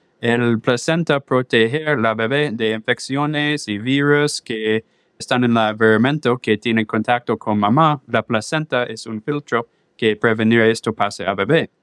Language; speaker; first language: Spanish; non-native, learner; English